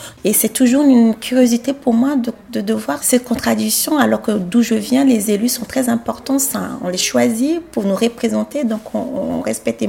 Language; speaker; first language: French; non-native, local second language; Sango